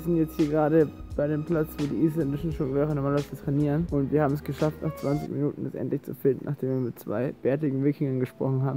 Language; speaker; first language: German; native; German